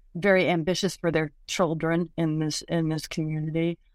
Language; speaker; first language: English; native; English